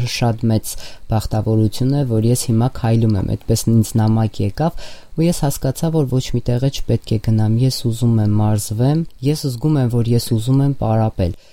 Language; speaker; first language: Armenian; native; Armenian